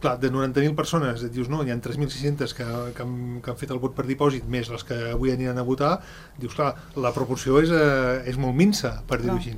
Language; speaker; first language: Catalan; native; Catalan